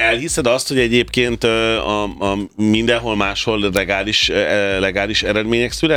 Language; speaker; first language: Hungarian; native; Hungarian